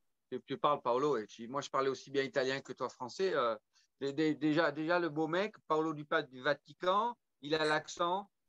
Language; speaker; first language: French; native; French